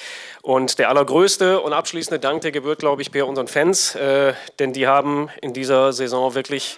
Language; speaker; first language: German; native; German